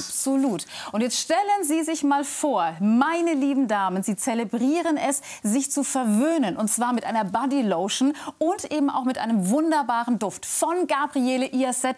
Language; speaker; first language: German; native; German